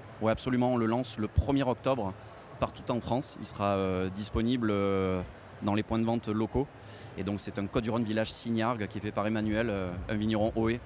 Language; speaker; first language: French; native; French